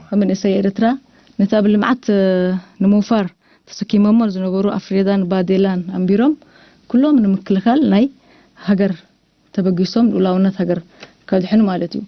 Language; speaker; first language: Tigrinya; non-native, local second language; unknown